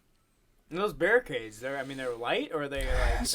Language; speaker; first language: English; native; English